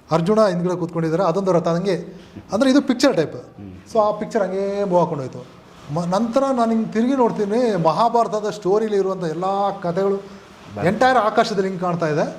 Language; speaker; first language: Kannada; non-native, local second language; Malayalam